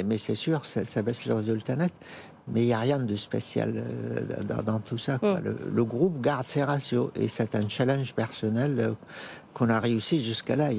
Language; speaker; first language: French; non-native, fluent; Arabic